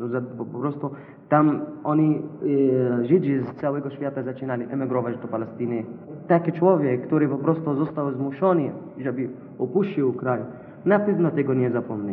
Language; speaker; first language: Polish; non-native, learner; Arabic